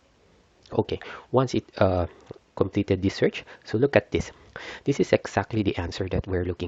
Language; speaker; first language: English; non-native, fluent; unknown